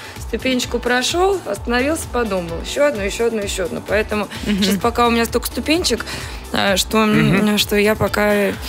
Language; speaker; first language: Russian; native; Russian